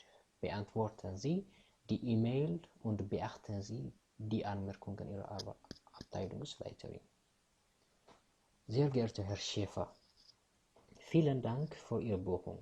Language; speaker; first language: German; non-native, fluent; Tigrinya